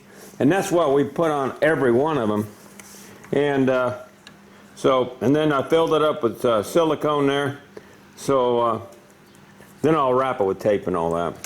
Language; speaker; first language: English; native; English